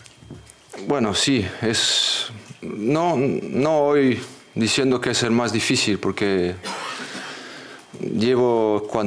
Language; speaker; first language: Spanish; non-native, fluent; French